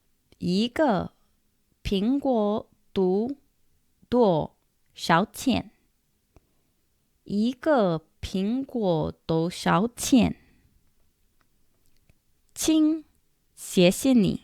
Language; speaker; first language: Chinese; non-native, learner; English